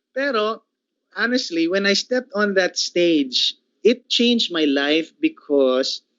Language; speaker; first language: English; non-native, local second language; Filipino